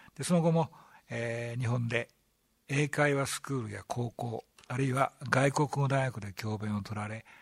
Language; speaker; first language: Japanese; native; Japanese